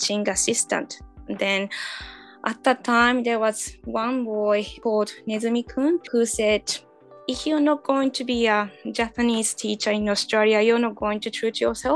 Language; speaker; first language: English; non-native, fluent; Japanese